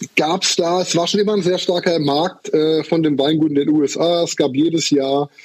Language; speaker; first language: German; native; German